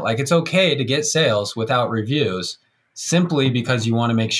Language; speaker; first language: English; native; English